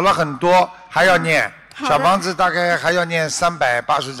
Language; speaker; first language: Chinese; native; Chinese